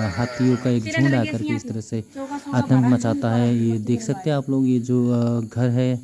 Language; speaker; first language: Hindi; non-native, local second language; Nepali